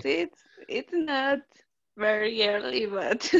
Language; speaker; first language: English; non-native, learner; Spanish